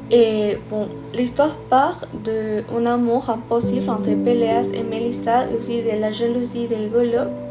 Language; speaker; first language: French; non-native, fluent; Spanish